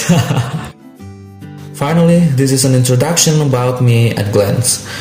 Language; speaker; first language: English; non-native, learner; Indonesian